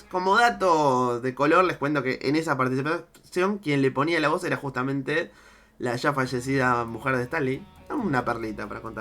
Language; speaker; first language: Spanish; native; Spanish